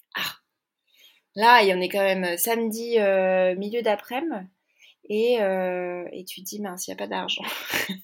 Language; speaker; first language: French; native; French